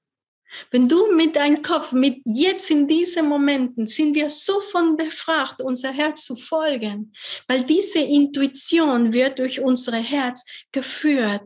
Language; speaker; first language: German; non-native, fluent; Spanish